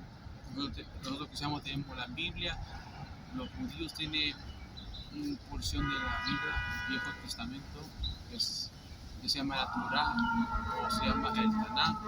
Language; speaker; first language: Spanish; non-native, fluent; English